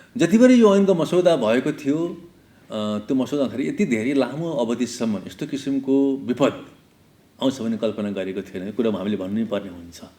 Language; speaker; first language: Nepali; native; Nepali